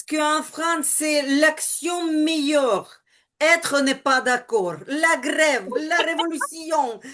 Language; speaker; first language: French; non-native, learner; Ukrainian